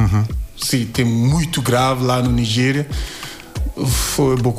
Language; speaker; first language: Portuguese; non-native, learner; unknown